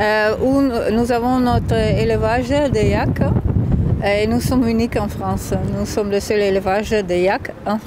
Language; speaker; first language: French; non-native, fluent; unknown